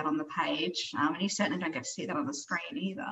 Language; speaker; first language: English; native; English